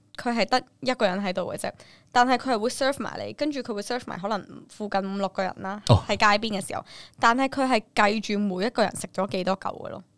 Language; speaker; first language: Cantonese; early bilingual, other home language; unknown